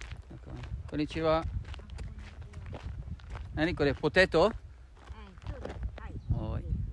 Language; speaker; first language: Japanese; non-native, learner; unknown